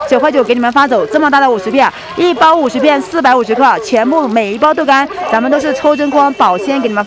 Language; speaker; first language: Chinese; native; Chinese